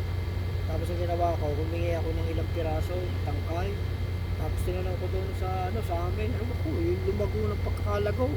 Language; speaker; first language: Filipino; native; Filipino